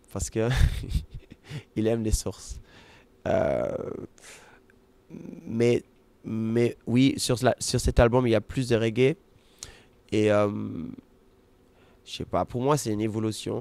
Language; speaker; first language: French; non-native, fluent; German